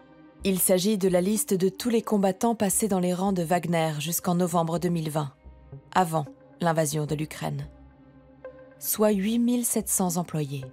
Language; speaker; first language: French; native; French